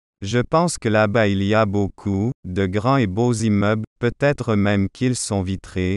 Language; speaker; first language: French; non-native, fluent; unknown